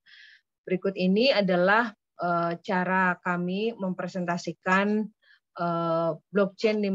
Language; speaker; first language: Indonesian; native; Indonesian